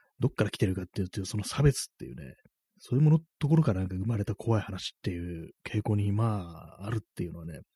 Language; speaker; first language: Japanese; native; Japanese